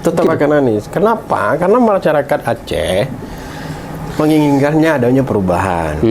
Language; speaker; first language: Indonesian; native; Indonesian